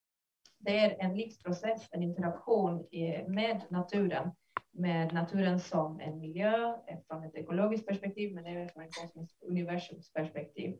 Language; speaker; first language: Swedish; non-native, fluent; Spanish